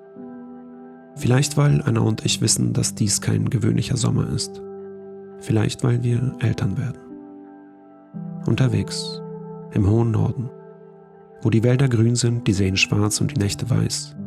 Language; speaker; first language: German; native; German